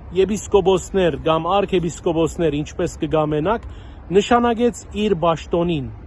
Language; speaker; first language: Armenian; early bilingual, heritage; Armenian